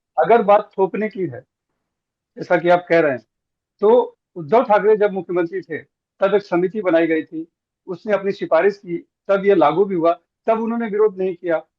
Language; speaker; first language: Hindi; native; Hindi